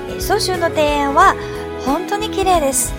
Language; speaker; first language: Japanese; non-native, fluent; Chinese